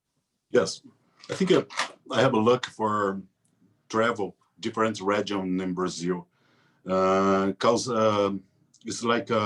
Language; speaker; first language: English; non-native, learner; Portuguese